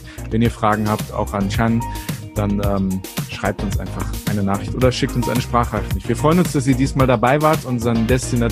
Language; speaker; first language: German; native; German